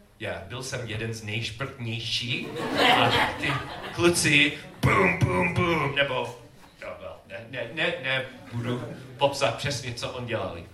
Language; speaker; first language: Czech; non-native, learner; English